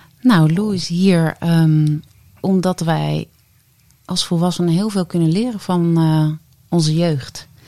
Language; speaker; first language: Dutch; native; Dutch